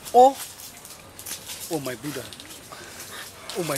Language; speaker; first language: English; non-native, learner; Burmese